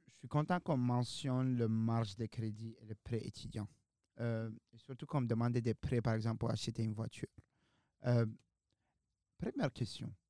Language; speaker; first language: French; non-native, local second language; Arabic